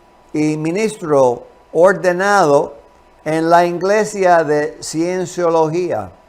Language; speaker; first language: Spanish; non-native, fluent; English